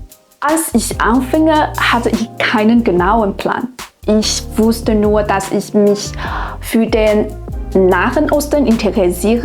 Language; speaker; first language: German; non-native, fluent; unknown